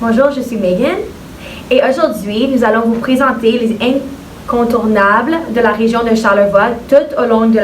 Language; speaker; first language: French; non-native, fluent; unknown